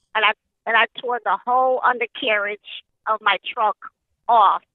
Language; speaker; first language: English; native; English